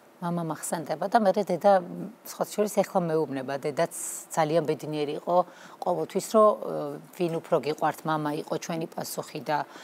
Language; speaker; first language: Georgian; native; Georgian